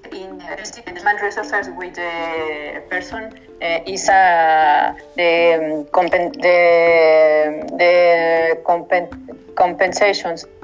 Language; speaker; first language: English; non-native, learner; Spanish